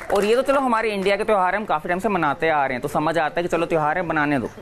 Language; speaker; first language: Hindi; native; Hindi